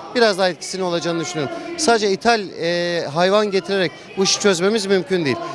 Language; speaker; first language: Turkish; native; Turkish